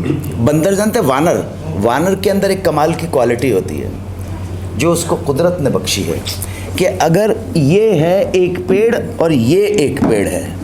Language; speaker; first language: Hindi; native; Hindi